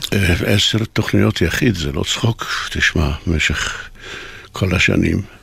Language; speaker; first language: Hebrew; non-native, fluent; Polish